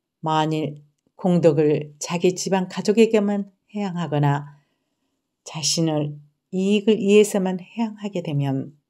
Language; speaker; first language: Korean; native; Korean